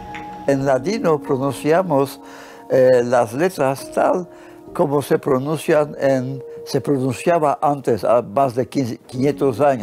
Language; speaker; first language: Spanish; early bilingual, heritage; Ladino